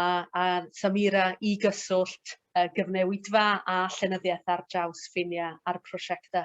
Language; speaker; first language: Welsh; native; Welsh